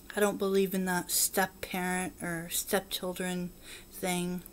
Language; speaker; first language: English; native; English